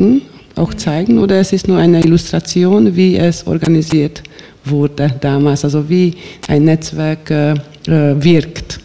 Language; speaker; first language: German; non-native, fluent; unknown